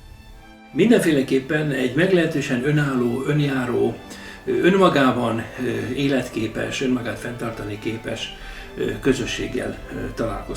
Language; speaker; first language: Hungarian; native; Hungarian